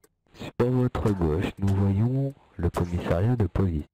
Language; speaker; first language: French; native; French